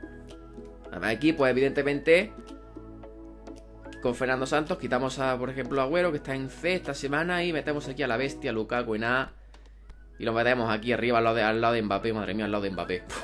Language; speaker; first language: Spanish; native; Spanish